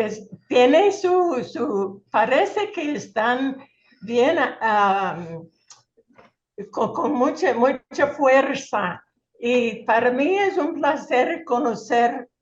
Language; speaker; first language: Spanish; non-native, fluent; English